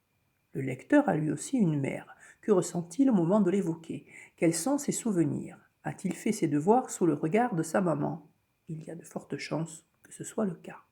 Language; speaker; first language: French; native; French